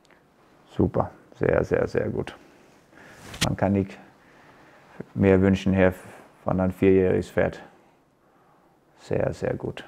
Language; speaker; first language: German; non-native, fluent; Danish